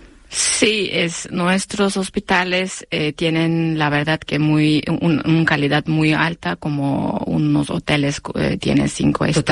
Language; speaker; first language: Spanish; non-native, learner; Turkish